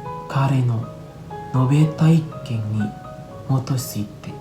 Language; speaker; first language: Japanese; non-native, learner; Indonesian